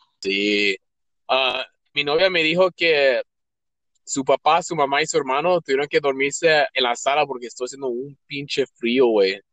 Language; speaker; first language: Spanish; early bilingual, heritage; Spanish